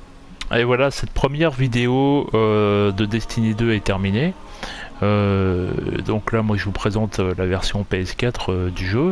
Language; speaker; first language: French; native; French